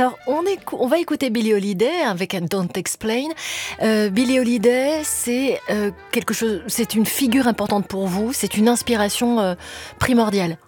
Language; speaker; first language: French; native; French